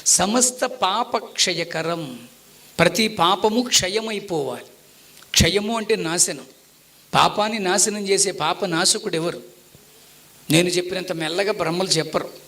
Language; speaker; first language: Telugu; non-native, local second language; Tamil